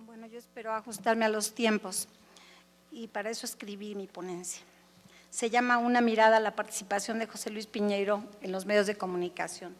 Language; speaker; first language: Spanish; native; Spanish